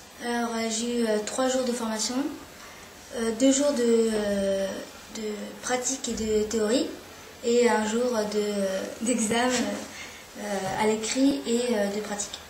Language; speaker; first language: French; early bilingual, other home language; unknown